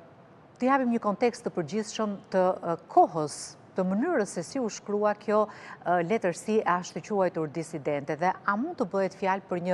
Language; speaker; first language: Albanian; native; Albanian